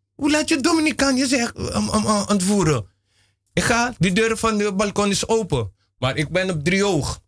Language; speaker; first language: Dutch; non-native, local second language; Papiamento